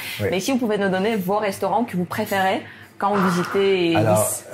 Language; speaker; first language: French; non-native, fluent; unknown